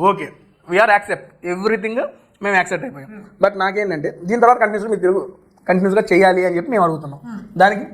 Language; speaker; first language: Telugu; native; Telugu